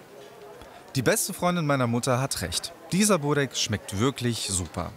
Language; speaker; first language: German; early bilingual, other home language; Croatian